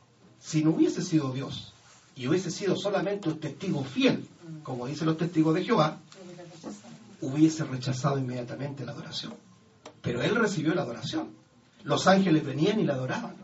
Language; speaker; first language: Spanish; native; Spanish